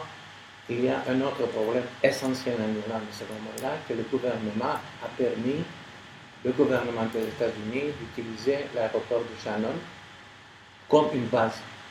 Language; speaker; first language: French; non-native, learner; English